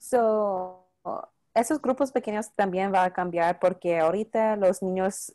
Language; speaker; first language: Spanish; non-native, local second language; English